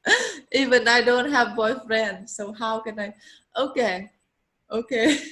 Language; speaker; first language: English; non-native, learner; Vietnamese